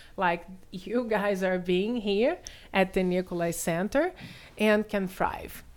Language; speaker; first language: English; non-native, fluent; Portuguese